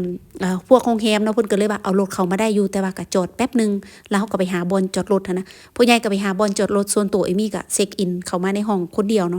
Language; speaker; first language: Thai; non-native, local second language; Lao